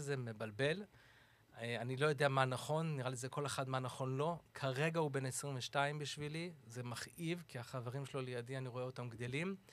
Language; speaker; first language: Hebrew; early bilingual, other home language; English